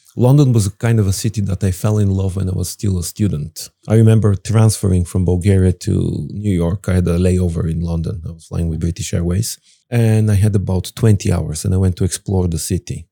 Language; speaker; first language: English; non-native, fluent; Bulgarian